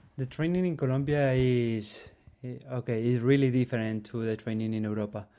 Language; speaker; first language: English; non-native, learner; Spanish